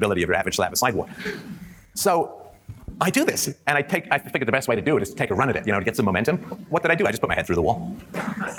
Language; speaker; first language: English; native; English